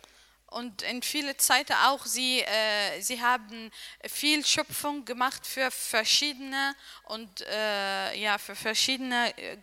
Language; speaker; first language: German; non-native, learner; Arabic